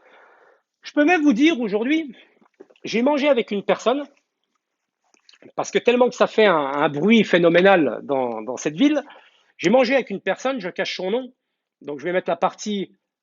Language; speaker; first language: French; native; French